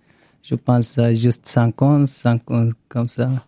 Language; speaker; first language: French; non-native, learner; Arabic